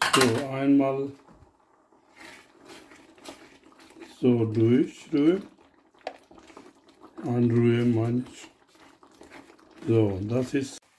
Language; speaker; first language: German; non-native, learner; Urdu